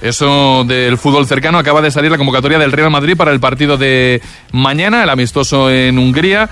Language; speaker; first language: Spanish; native; Spanish